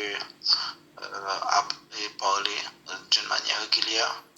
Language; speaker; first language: French; non-native, local second language; Haitian Creole